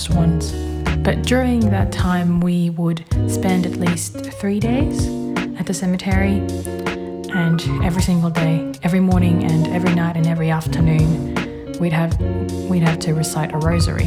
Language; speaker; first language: English; non-native, local second language; Filipino